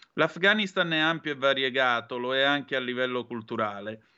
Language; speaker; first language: Italian; native; Italian